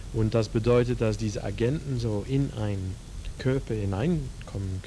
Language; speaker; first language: German; non-native, fluent; Dutch